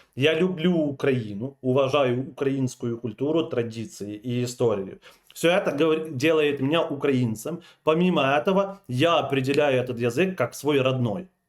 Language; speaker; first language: Russian; native; Russian